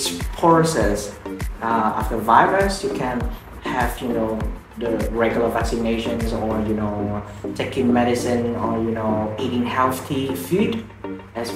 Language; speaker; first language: English; non-native, fluent; Vietnamese